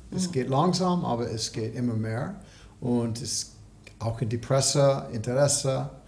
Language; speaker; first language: German; non-native, learner; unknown